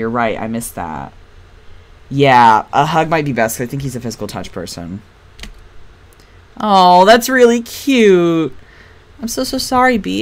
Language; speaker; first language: English; native; English